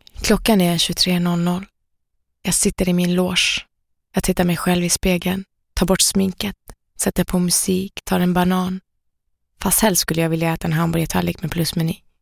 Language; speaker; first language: Swedish; early bilingual, other home language; Persian